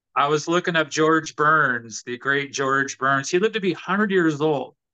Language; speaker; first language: English; native; English